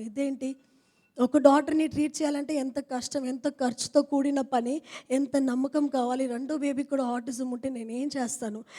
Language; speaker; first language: Telugu; non-native, fluent; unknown